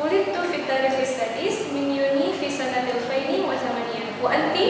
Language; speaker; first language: Arabic; non-native, learner; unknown